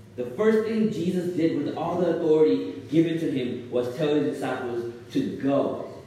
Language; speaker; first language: English; early bilingual, other home language; Shona